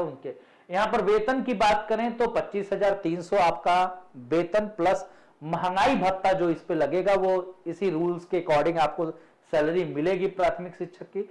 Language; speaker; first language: Hindi; native; Hindi